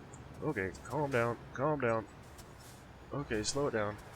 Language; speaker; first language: English; native; English